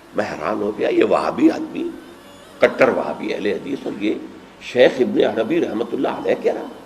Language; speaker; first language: Urdu; native; Urdu